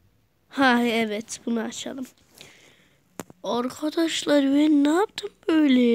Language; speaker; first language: Turkish; native; Turkish